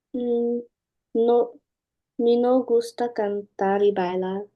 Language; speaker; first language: Spanish; non-native, learner; English